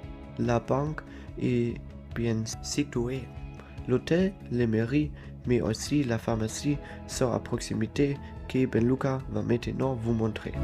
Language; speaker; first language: French; non-native, learner; German